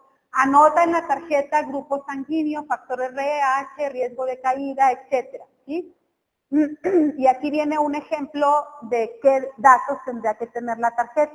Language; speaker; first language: Spanish; native; Spanish